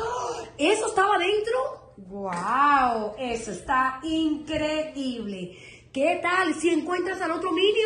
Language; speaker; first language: Spanish; native; Spanish